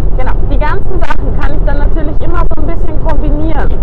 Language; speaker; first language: German; native; German